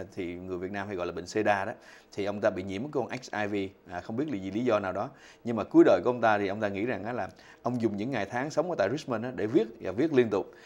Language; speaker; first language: Vietnamese; native; Vietnamese